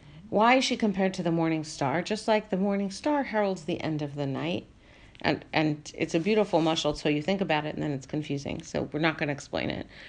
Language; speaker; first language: English; native; English